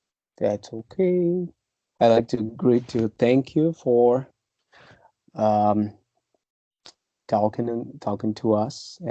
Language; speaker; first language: English; non-native, fluent; Portuguese